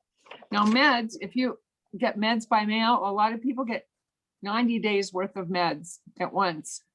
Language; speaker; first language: English; native; English